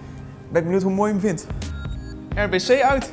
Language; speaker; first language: Dutch; native; Dutch